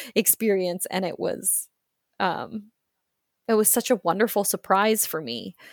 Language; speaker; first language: English; native; English